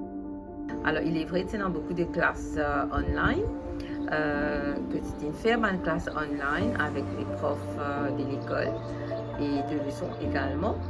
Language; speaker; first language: French; non-native, local second language; Morisyen